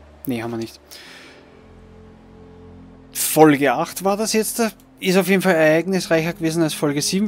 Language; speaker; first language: German; native; German